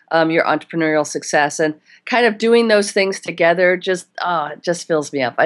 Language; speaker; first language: English; native; English